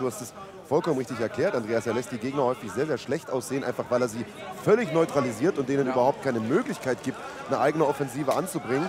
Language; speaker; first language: German; native; German